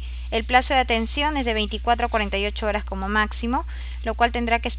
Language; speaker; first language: Spanish; native; Spanish